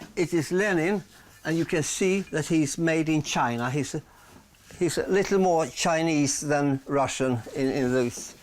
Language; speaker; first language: English; non-native, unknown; Swedish